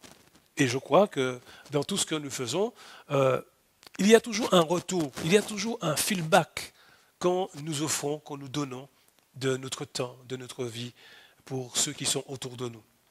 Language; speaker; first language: French; native; French